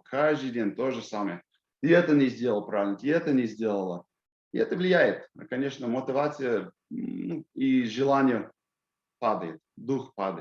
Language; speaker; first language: Russian; non-native, fluent; English